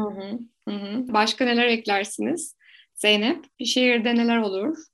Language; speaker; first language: Turkish; native; Turkish